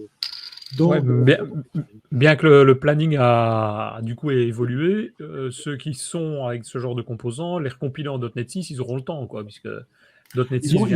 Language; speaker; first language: French; native; French